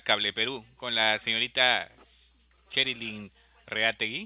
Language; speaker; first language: Spanish; native; Spanish